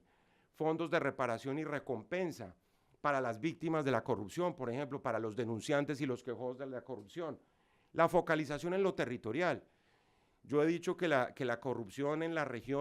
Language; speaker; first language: Spanish; native; Spanish